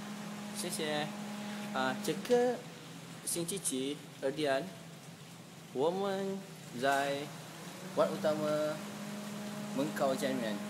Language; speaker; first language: Chinese; non-native, learner; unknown